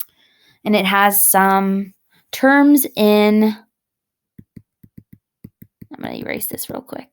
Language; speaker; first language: English; native; English